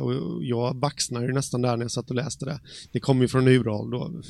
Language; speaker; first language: Swedish; native; Swedish